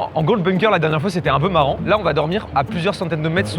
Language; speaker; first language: French; native; French